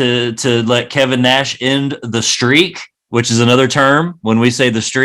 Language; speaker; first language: English; native; English